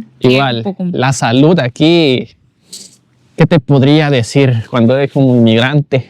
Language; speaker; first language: Spanish; native; Spanish